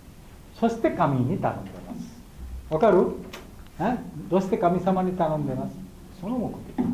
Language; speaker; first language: Japanese; non-native, learner; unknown